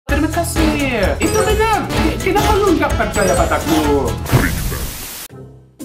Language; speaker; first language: Indonesian; non-native, fluent; German